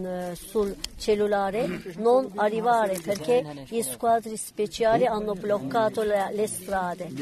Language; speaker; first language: Italian; non-native, learner; Kurdish